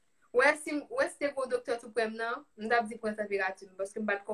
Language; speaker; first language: French; non-native, local second language; Haitian Creole